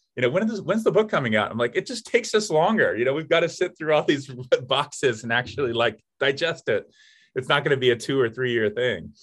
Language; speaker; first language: English; native; English